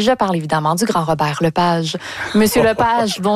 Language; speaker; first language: French; native; French